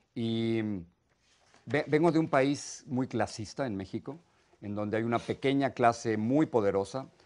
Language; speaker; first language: Spanish; native; Spanish